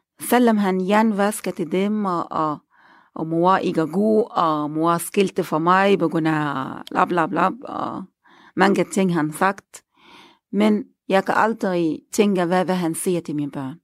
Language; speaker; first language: Danish; non-native, learner; Arabic